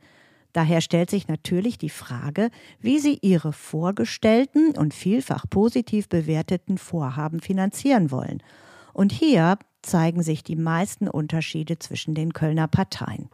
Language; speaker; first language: German; native; German